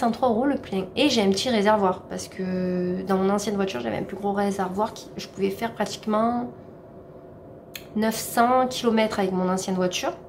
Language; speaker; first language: French; native; French